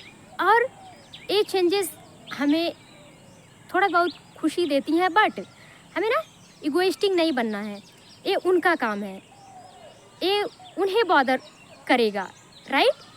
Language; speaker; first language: Hindi; non-native, local second language; Bhojpuri